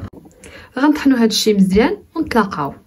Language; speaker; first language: Arabic; native; Arabic